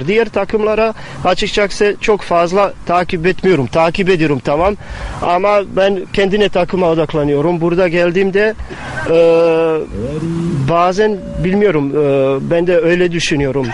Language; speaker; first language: Turkish; non-native, fluent; Bosnian